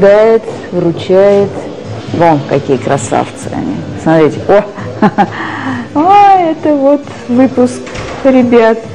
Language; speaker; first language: Russian; native; Russian